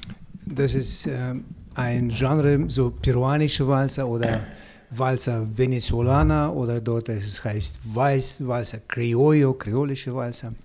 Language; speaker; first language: German; non-native, fluent; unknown